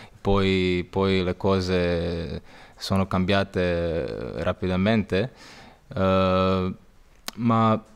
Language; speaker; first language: Italian; non-native, learner; Croatian